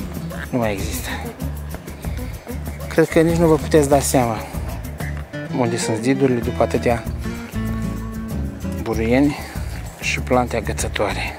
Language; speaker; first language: Romanian; native; Romanian